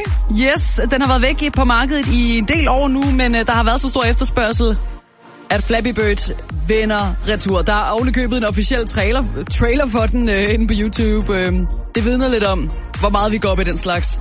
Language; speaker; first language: Danish; native; Danish